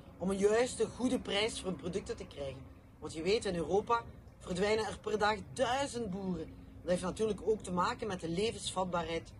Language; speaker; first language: Dutch; native; Dutch